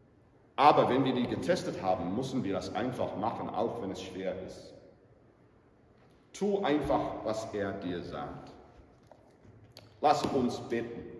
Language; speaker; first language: German; non-native, fluent; English